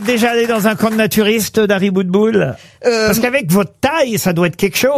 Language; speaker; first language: French; native; French